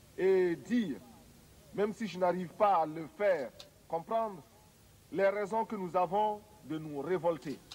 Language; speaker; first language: French; non-native, local second language; Mossi